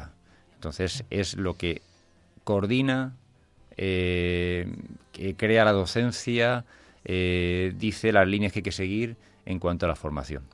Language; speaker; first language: Spanish; native; Spanish